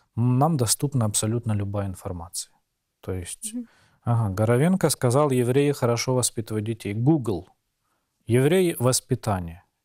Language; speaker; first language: Russian; native; Russian